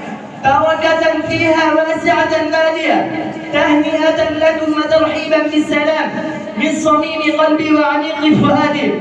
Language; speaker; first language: Arabic; non-native, learner; Bangla